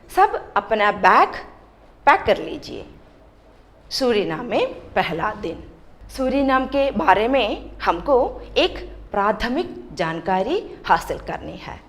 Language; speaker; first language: Hindi; non-native, local second language; Malayalam